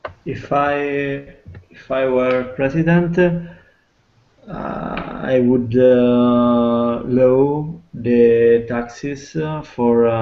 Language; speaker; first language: English; non-native, fluent; Italian